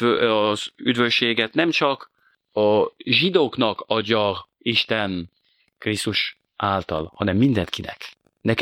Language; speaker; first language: Hungarian; non-native, fluent; French